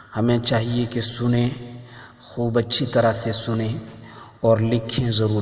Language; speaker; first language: Urdu; native; Urdu